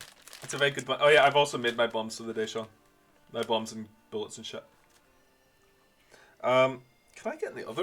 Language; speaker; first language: English; native; English